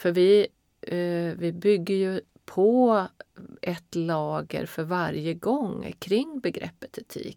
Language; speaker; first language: Swedish; native; Swedish